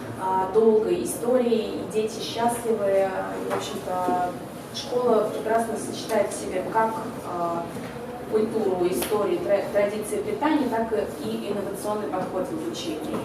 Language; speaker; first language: Russian; native; Russian